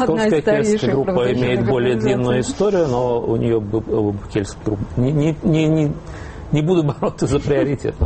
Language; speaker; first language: Russian; native; Russian